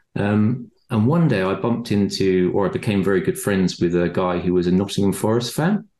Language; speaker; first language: English; native; English